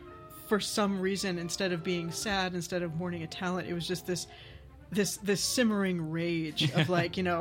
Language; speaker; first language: English; native; English